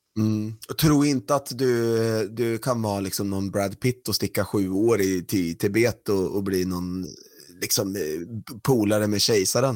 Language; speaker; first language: Swedish; native; Swedish